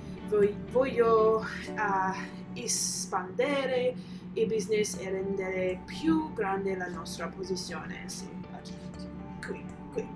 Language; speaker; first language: Italian; non-native, learner; English